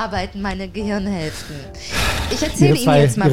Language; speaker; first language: German; native; German